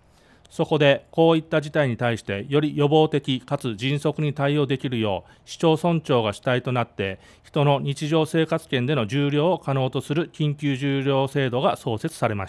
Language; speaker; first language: Japanese; native; Japanese